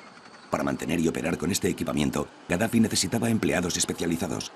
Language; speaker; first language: Spanish; native; Spanish